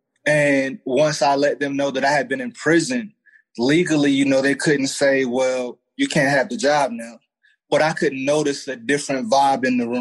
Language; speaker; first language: English; native; English